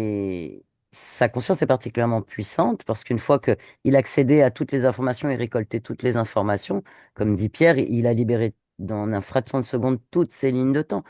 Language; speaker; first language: French; native; French